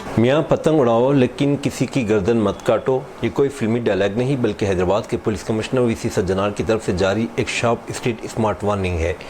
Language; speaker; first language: Urdu; native; Urdu